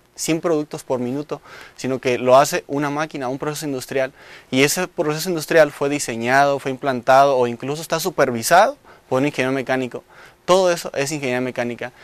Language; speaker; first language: Spanish; native; Spanish